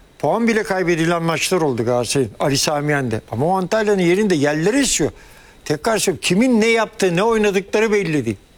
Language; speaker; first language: Turkish; early bilingual, heritage; Turkish